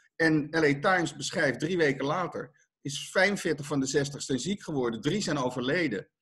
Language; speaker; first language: Dutch; native; Dutch